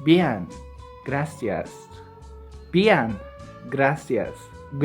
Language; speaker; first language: Spanish; non-native, learner; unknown